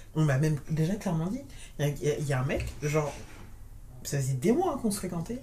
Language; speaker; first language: French; native; French